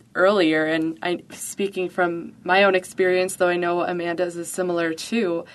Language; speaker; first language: English; native; English